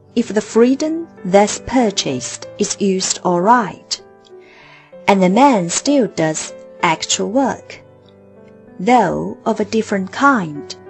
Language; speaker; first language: English; non-native, fluent; Chinese